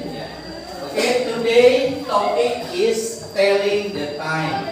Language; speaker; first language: English; non-native, learner; Indonesian